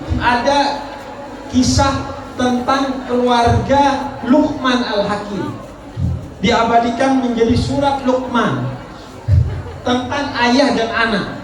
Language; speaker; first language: Indonesian; non-native, local second language; Madurese